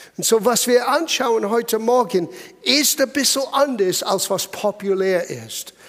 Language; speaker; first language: German; non-native, fluent; English